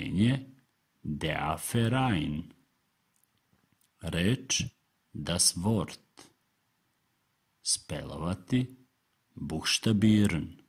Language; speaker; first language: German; non-native, fluent; Serbian